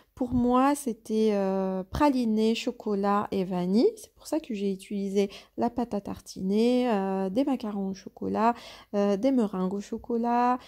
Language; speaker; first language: French; non-native, local second language; Arabic